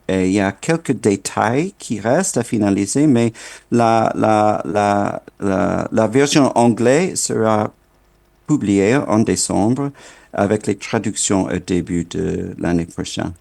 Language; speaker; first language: French; non-native, fluent; English